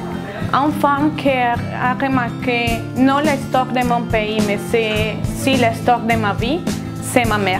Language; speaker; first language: French; non-native, learner; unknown